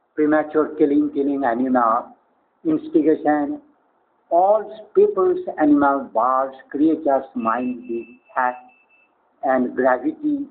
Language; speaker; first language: Hindi; native; Hindi